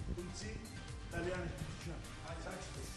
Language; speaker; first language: German; non-native, learner; Turkish